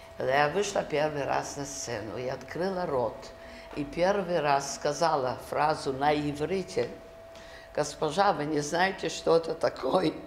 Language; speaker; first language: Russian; early bilingual, other home language; Yiddish